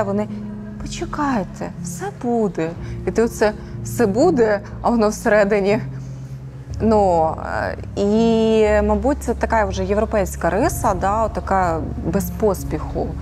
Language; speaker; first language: Ukrainian; native; Ukrainian